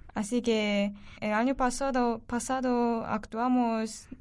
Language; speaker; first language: Spanish; non-native, learner; Japanese